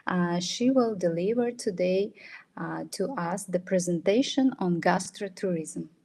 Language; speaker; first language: English; non-native, fluent; Russian